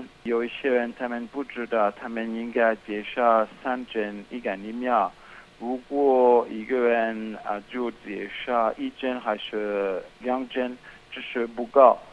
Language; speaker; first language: Chinese; non-native, fluent; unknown